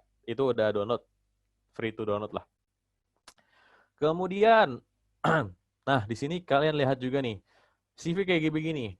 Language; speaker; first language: Indonesian; native; Indonesian